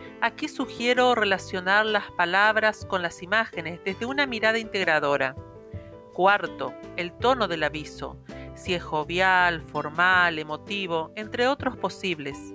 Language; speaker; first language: Spanish; native; Spanish